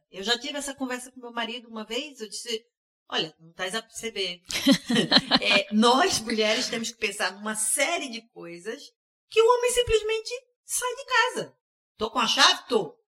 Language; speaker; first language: Portuguese; early bilingual, heritage; English